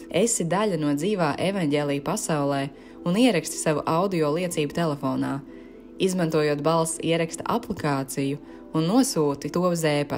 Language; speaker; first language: Latvian; native; Latvian